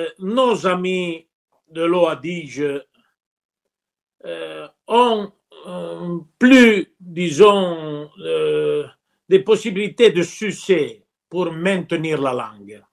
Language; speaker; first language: French; non-native, local second language; Italian